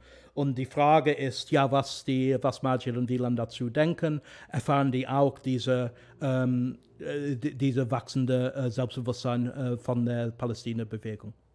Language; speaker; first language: German; non-native, fluent; English